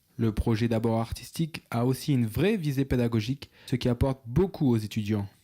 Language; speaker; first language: French; native; French